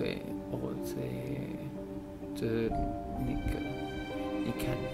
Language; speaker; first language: Chinese; non-native, fluent; English